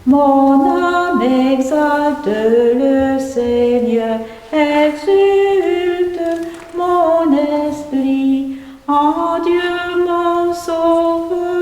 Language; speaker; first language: French; native; French